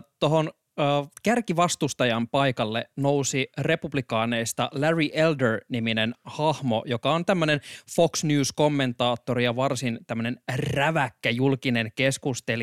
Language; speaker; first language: Finnish; native; Finnish